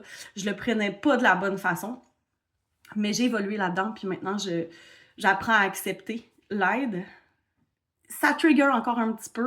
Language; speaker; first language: French; native; French